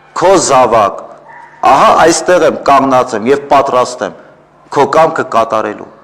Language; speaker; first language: Armenian; native; Armenian